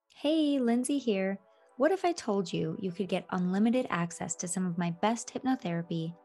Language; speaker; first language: English; native; English